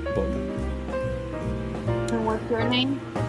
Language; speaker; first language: English; non-native, fluent; Russian